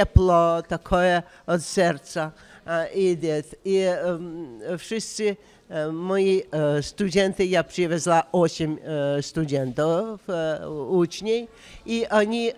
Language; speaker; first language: Polish; non-native, learner; Russian